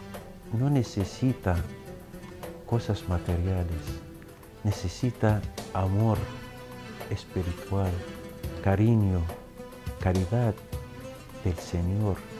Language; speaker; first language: Spanish; non-native, fluent; Arabic